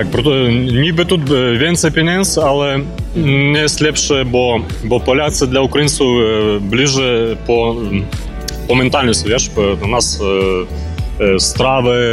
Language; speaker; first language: Polish; non-native, learner; Ukrainian